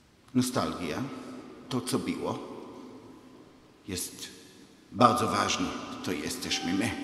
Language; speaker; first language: Polish; non-native, fluent; Hebrew